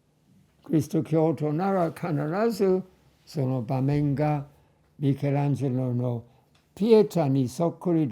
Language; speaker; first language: Japanese; non-native, fluent; English